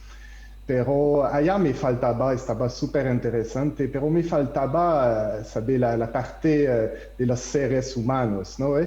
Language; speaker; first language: Spanish; non-native, learner; French